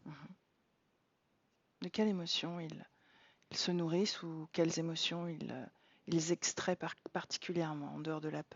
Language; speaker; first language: French; native; French